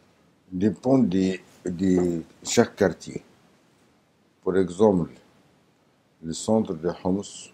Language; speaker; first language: French; non-native, learner; Arabic